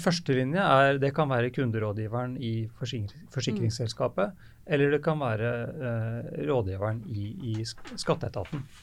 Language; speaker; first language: Norwegian; native; Norwegian